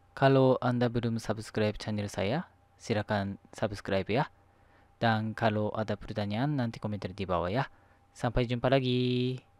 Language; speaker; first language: Indonesian; non-native, learner; Japanese